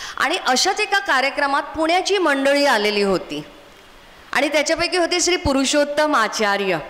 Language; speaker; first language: Marathi; non-native, local second language; Konkani